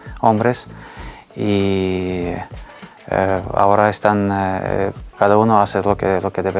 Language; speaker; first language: Spanish; non-native, fluent; Ukrainian